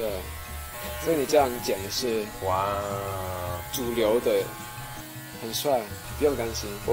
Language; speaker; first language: Chinese; non-native, fluent; English